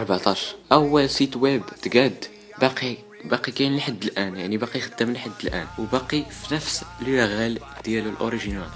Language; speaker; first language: Arabic; native; Arabic